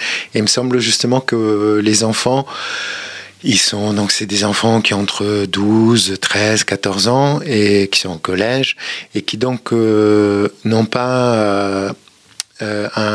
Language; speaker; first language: French; native; French